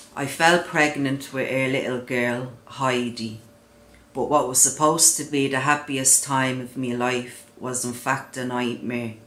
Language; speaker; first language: English; native; English